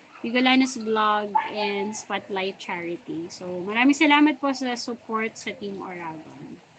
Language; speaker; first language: Filipino; non-native, local second language; Bikol